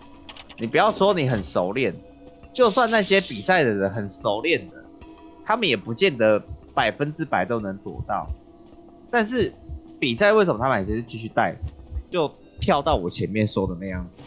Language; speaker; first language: Chinese; native; Chinese